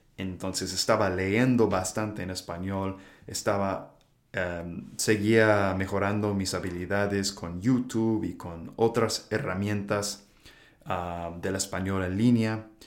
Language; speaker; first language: Spanish; non-native, fluent; English